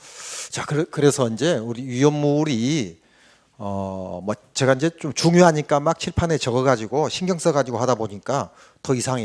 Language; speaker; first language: Korean; native; Korean